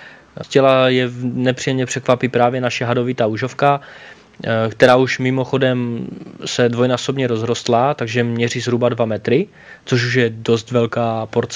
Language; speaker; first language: Czech; native; Czech